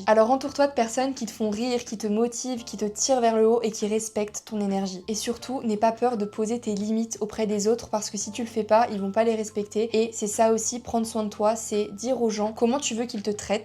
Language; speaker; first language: French; native; French